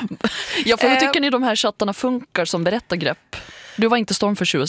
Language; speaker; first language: Swedish; native; Swedish